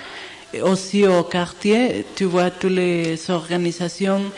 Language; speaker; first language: French; non-native, fluent; Spanish